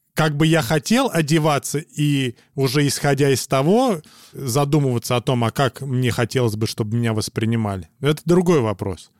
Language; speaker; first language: Russian; native; Russian